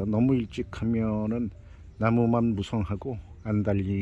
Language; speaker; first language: Korean; native; Korean